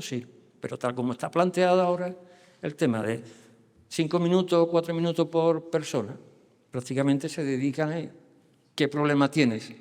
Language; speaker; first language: Spanish; native; Spanish